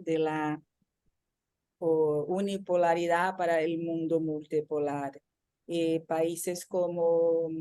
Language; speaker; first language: Spanish; non-native, fluent; Portuguese